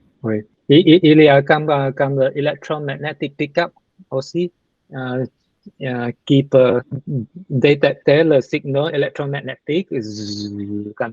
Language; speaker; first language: French; non-native, learner; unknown